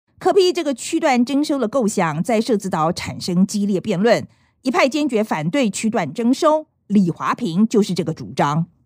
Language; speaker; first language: Chinese; native; Chinese